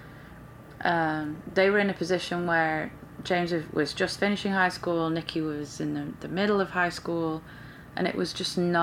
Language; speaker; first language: English; native; English